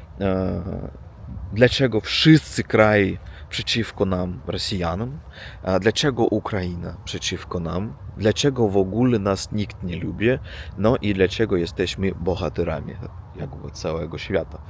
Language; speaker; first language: Polish; non-native, learner; Russian